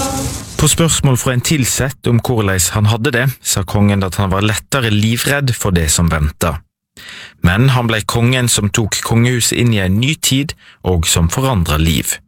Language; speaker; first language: Norwegian; native; Norwegian